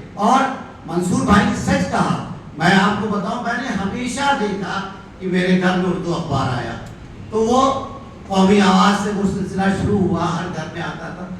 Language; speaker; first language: Urdu; native; Urdu